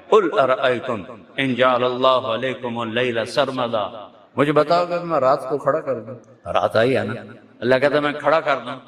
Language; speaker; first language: Urdu; non-native, local second language; Punjabi